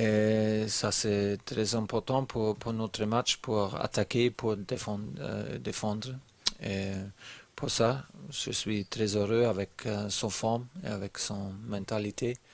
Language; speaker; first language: French; non-native, learner; German